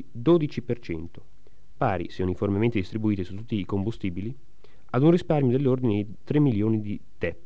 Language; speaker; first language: Italian; native; Italian